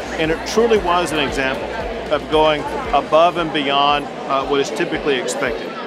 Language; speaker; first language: English; native; English